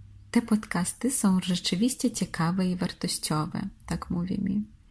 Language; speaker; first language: Polish; non-native, fluent; Russian